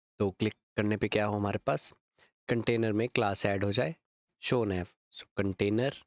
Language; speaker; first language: Hindi; native; Hindi